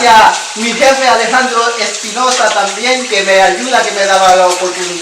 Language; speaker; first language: Spanish; non-native, learner; Haitian Creole